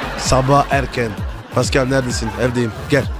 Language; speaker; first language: Turkish; non-native, learner; French